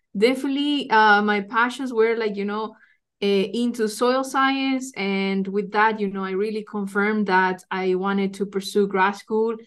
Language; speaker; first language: English; non-native, fluent; Spanish